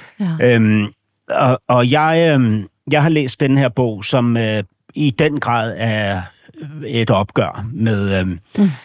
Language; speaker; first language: Danish; native; Danish